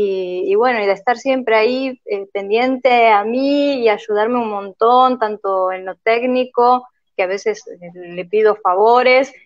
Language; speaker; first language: Spanish; native; Spanish